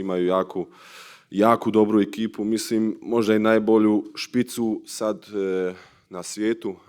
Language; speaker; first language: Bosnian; early bilingual, heritage; Bosnian